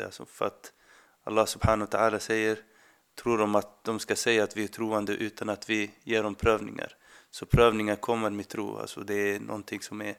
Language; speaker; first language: Swedish; non-native, fluent; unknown